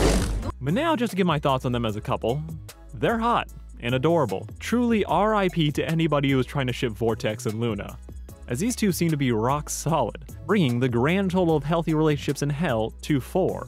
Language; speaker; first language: English; native; English